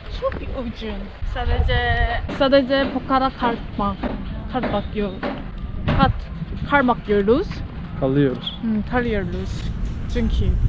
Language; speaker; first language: Turkish; non-native, learner; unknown